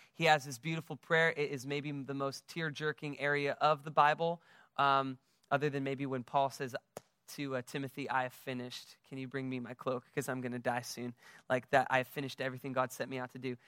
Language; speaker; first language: English; native; English